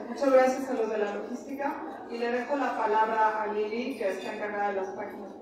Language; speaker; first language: Spanish; native; Spanish